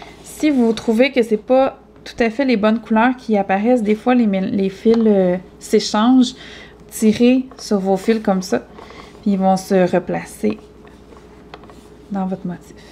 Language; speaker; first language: French; native; French